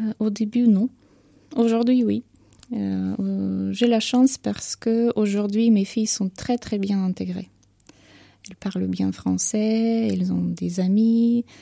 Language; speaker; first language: French; non-native, fluent; Ukrainian